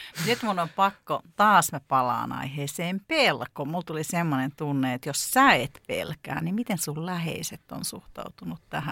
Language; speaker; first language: Finnish; native; Finnish